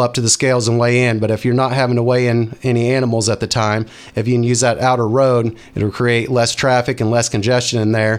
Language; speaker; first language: English; native; English